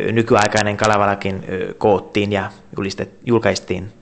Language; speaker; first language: Finnish; non-native, fluent; Hungarian